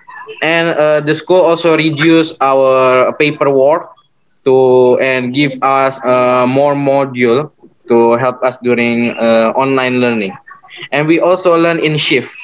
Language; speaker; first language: English; non-native, learner; Indonesian